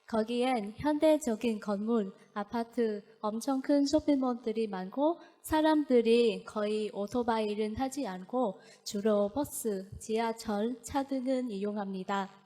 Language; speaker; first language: Korean; non-native, fluent; Vietnamese